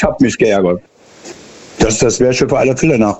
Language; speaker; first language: German; native; German